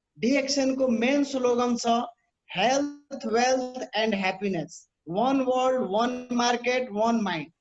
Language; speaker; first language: Nepali; non-native, local second language; Bhojpuri